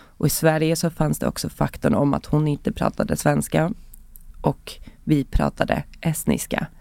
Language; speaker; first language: Swedish; early bilingual, other home language; Estonian